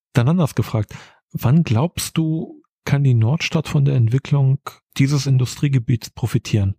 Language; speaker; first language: German; native; German